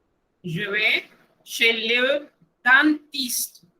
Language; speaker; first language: French; non-native, fluent; Spanish